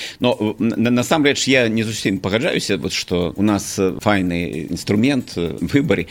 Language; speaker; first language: Belarusian; native; Belarusian